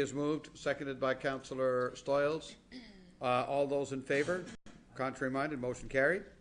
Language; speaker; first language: English; native; English